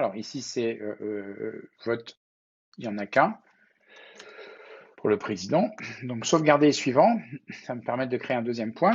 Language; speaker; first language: French; native; French